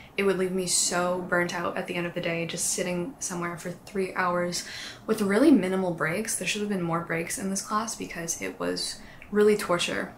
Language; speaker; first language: English; native; English